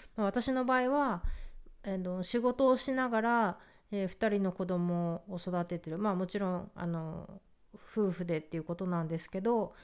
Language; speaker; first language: Japanese; native; Japanese